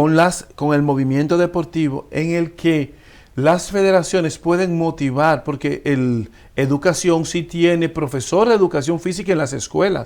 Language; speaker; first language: Spanish; native; Spanish